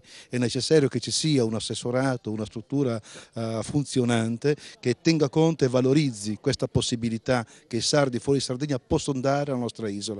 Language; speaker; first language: Italian; native; Italian